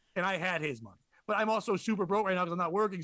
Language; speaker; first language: English; native; English